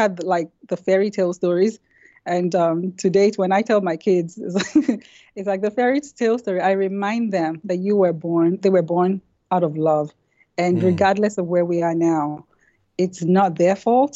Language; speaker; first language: English; non-native, local second language; Yoruba